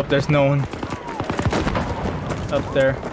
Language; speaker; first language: English; native; English